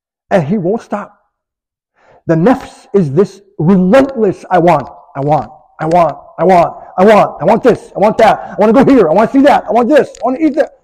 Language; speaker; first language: English; native; English